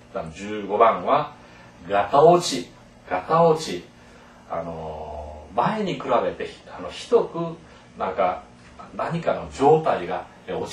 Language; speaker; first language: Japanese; non-native, fluent; Korean